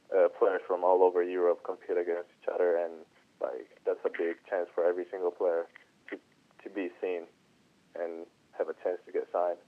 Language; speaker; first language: English; non-native, fluent; Italian